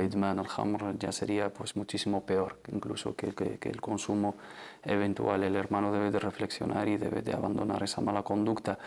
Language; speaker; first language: Spanish; native; Spanish